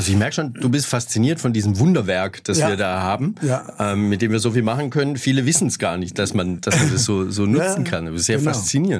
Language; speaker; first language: German; native; German